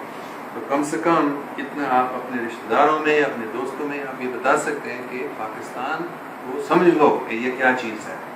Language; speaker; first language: Hindi; non-native, local second language; English